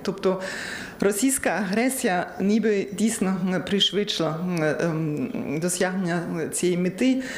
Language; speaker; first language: Ukrainian; non-native, learner; German